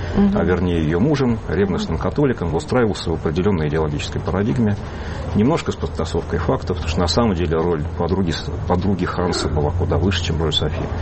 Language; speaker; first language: Russian; native; Russian